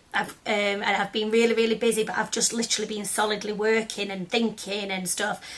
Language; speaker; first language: English; native; English